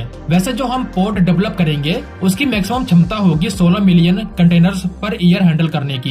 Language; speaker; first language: Hindi; native; Hindi